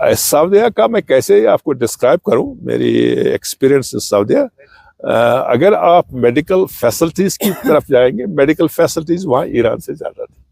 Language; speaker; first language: Urdu; non-native, local second language; Kashmiri